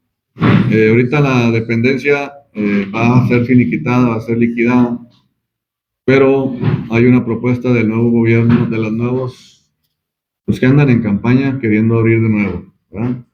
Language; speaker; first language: Spanish; native; Spanish